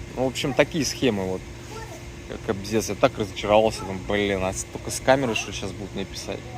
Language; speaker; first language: Russian; native; Russian